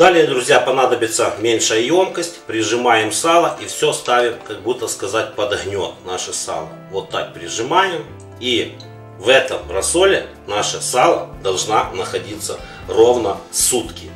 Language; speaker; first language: Russian; non-native, local second language; Ukrainian